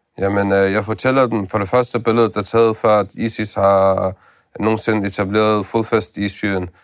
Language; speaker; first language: Danish; early bilingual, other home language; Arabic